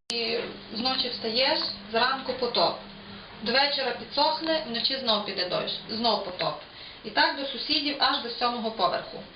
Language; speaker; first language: Ukrainian; native; Ukrainian